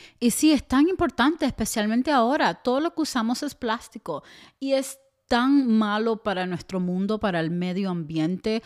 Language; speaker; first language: Spanish; early bilingual, heritage; Spanish